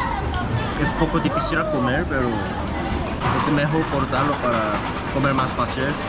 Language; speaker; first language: Spanish; non-native, learner; Korean